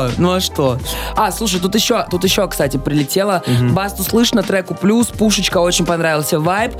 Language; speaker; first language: Russian; native; Russian